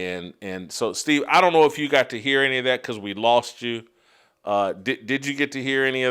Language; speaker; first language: English; native; English